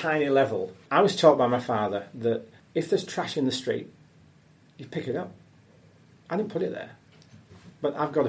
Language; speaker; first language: English; native; English